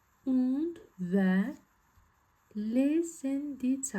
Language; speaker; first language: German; non-native, fluent; Azerbaijani